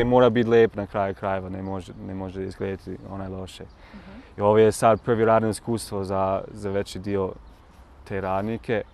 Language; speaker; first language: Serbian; non-native, learner; English